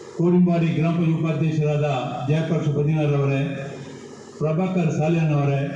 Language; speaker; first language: Kannada; non-native, local second language; Tulu